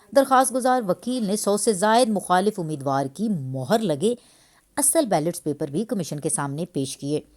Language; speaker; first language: Urdu; native; Urdu